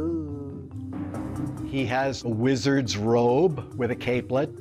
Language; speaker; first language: English; native; English